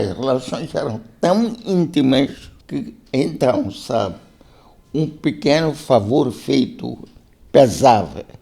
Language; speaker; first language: Portuguese; non-native, local second language; Konkani